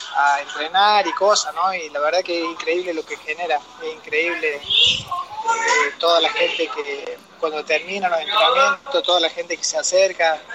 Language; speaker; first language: Spanish; native; Spanish